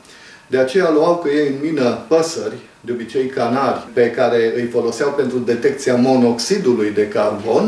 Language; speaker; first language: Romanian; native; Romanian